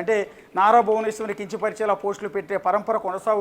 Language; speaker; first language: Telugu; native; Telugu